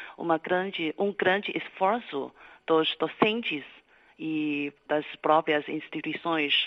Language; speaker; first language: Portuguese; non-native, fluent; Chinese